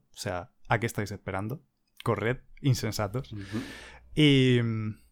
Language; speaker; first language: Spanish; native; Spanish